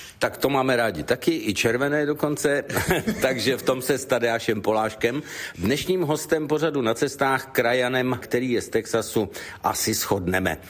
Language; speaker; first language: Czech; native; Czech